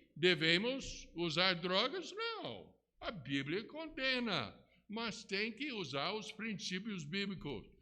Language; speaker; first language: Portuguese; non-native, fluent; English